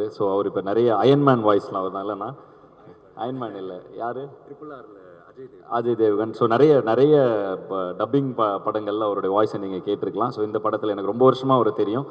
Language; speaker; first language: Tamil; native; Tamil